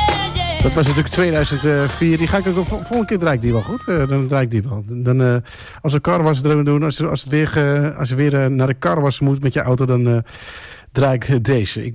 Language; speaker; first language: Dutch; native; Dutch